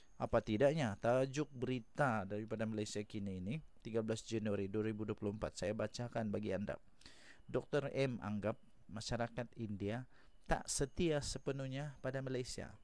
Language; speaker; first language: Malay; non-native, local second language; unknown